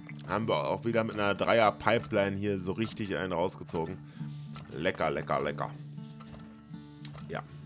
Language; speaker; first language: German; native; German